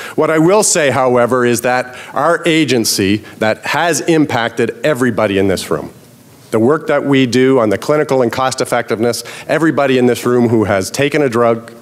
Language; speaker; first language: English; native; English